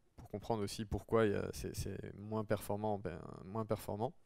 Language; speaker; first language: French; native; French